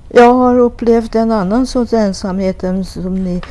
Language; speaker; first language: Swedish; non-native, fluent; Hungarian